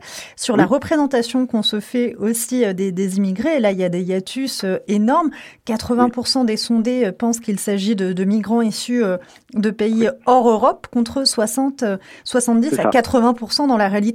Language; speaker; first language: French; native; French